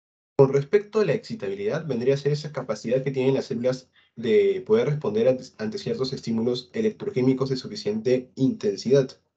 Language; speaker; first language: Spanish; native; Spanish